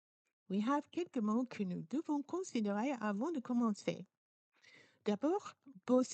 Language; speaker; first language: French; non-native, fluent; English